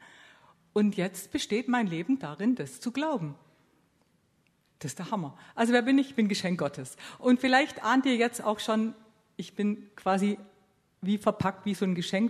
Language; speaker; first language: German; native; German